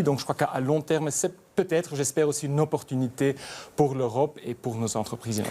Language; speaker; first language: French; native; French